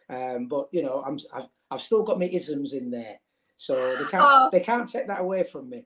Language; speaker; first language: English; native; English